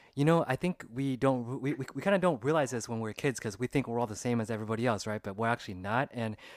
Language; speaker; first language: English; early bilingual, other home language; Vietnamese